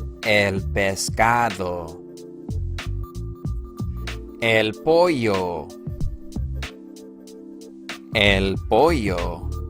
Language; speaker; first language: Spanish; non-native, fluent; English